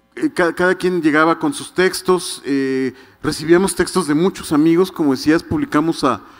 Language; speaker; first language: Spanish; native; Spanish